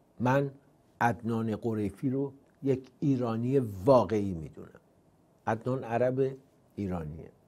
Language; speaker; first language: Persian; native; Persian